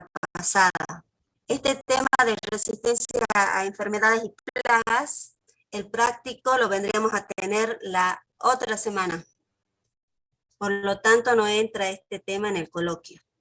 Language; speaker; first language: Spanish; native; Spanish